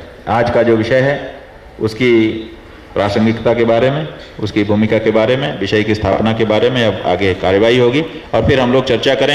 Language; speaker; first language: Hindi; native; Hindi